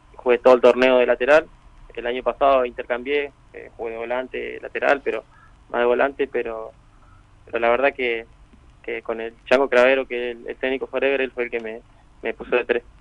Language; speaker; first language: Spanish; native; Spanish